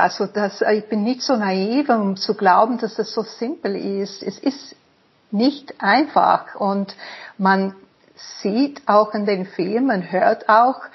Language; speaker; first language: German; non-native, fluent; English